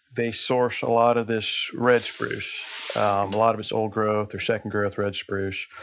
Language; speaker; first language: English; native; English